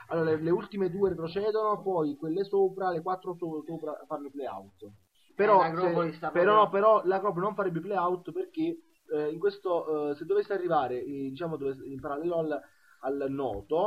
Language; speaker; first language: Italian; native; Italian